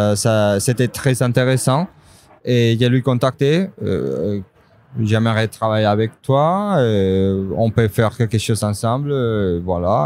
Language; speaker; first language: French; non-native, fluent; Spanish